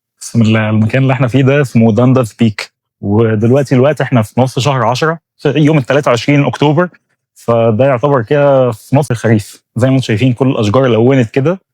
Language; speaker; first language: Egyptian Arabic; native; Egyptian Arabic